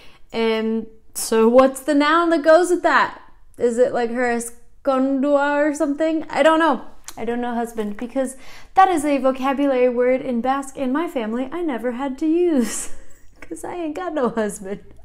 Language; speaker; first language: English; native; English